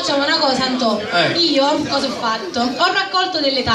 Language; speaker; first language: Italian; native; Italian